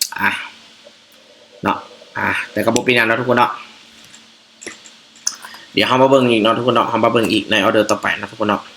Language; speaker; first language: Thai; non-native, local second language; Northeastern Thai